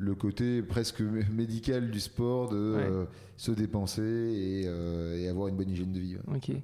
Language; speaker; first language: French; native; French